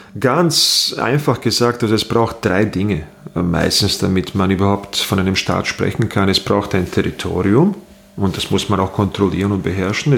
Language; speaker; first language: German; non-native, fluent; Bosnian